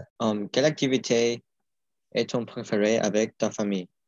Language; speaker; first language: French; non-native, learner; English